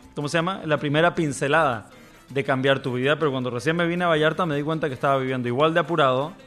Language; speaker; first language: Spanish; native; Spanish